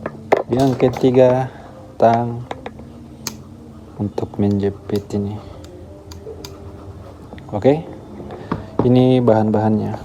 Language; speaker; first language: Indonesian; native; Indonesian